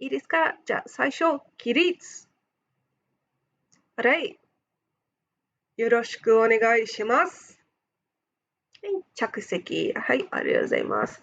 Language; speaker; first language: Japanese; non-native, fluent; English